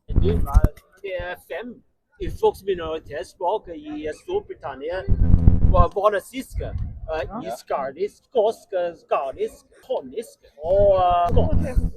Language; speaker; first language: Norwegian; non-native, learner; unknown